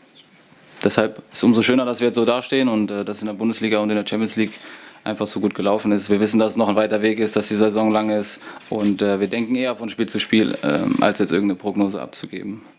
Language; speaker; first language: German; native; German